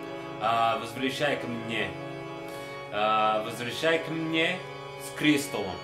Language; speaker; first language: Russian; non-native, learner; English